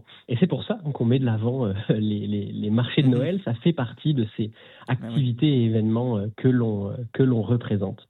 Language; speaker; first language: French; native; French